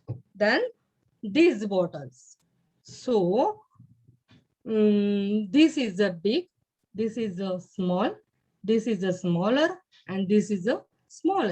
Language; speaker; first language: English; non-native, learner; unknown